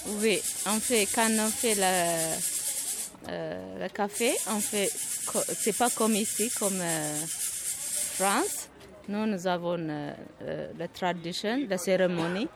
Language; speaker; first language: French; non-native, learner; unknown